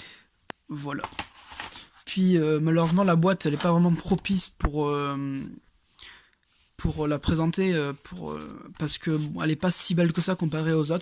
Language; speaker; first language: French; native; French